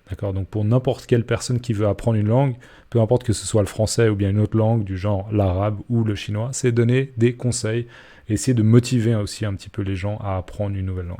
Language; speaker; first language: French; native; French